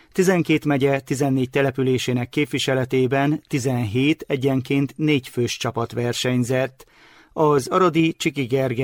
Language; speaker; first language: Hungarian; native; Hungarian